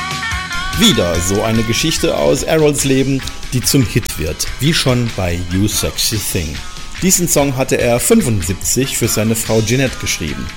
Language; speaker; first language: German; native; German